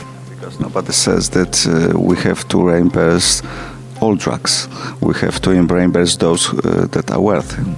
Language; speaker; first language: English; non-native, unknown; Polish